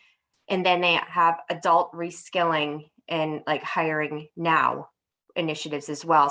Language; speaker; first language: English; native; English